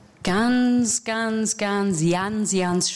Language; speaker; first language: German; non-native, learner; English